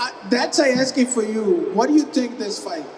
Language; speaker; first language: English; non-native, learner; Portuguese